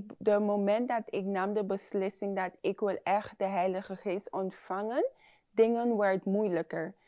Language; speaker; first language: Dutch; non-native, fluent; English